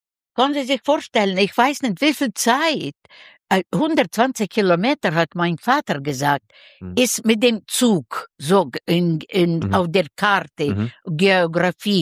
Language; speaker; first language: German; non-native, learner; Russian